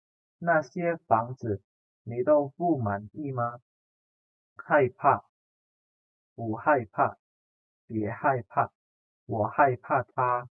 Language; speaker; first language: Chinese; non-native, fluent; Indonesian